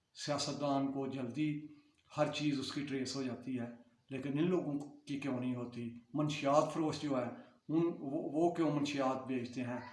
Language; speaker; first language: Urdu; non-native, local second language; Punjabi